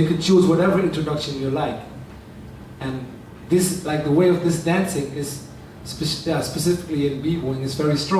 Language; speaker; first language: English; non-native, fluent; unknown